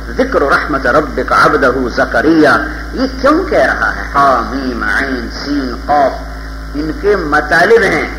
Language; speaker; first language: Urdu; native; Urdu